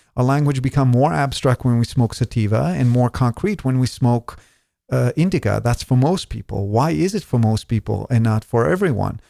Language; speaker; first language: English; non-native, fluent; Hebrew